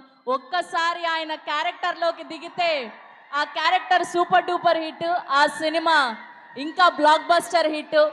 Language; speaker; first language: Telugu; native; Telugu